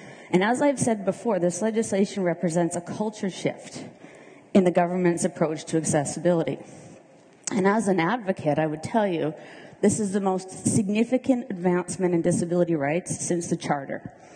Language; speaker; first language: English; native; English